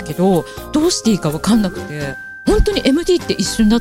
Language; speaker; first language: Japanese; native; Japanese